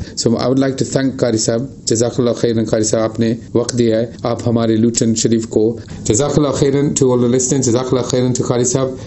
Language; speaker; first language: Urdu; early bilingual, other home language; Punjabi